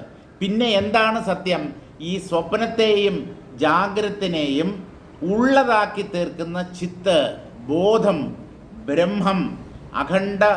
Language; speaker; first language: Malayalam; native; Malayalam